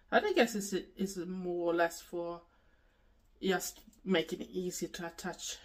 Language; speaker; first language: English; non-native, fluent; Swedish